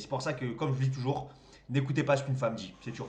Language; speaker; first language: French; native; French